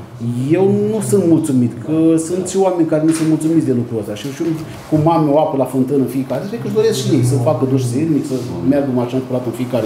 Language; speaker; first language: Romanian; native; Romanian